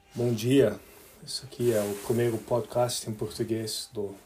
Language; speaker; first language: Portuguese; early bilingual, other home language; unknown